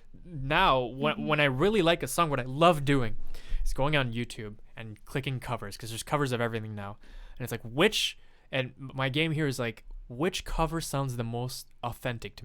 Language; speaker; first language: English; non-native, fluent; French